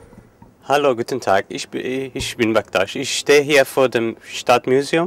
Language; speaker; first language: German; non-native, learner; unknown